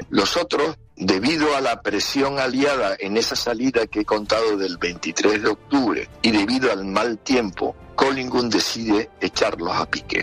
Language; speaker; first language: Spanish; native; Spanish